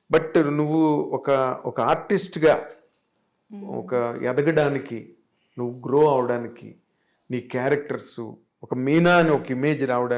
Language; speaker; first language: Telugu; native; Telugu